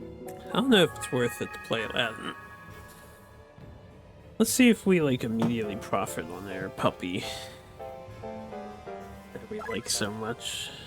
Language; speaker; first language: English; native; English